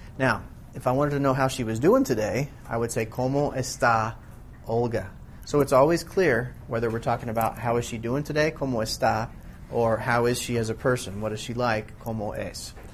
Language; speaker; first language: English; native; English